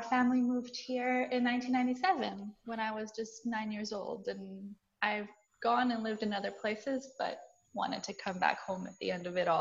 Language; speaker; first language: English; early bilingual, other home language; Portuguese